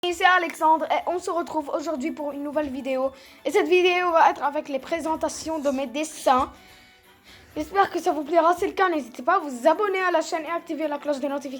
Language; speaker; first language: French; native; French